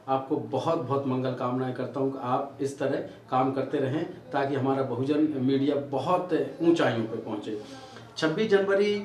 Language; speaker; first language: Hindi; native; Hindi